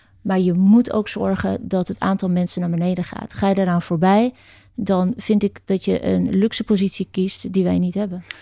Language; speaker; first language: Dutch; early bilingual, other home language; Turkish